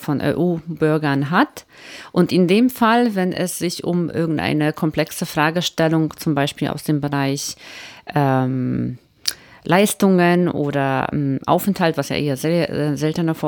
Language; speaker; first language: German; native; German